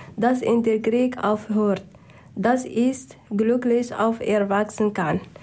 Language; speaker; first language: German; non-native, learner; Arabic